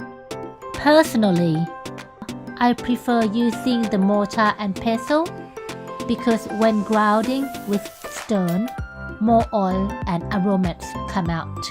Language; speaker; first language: English; non-native, fluent; Thai